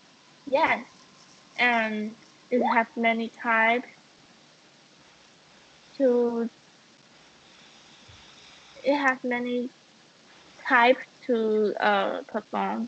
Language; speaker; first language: English; non-native, learner; Chinese